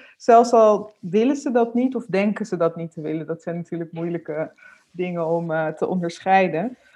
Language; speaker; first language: Dutch; native; Dutch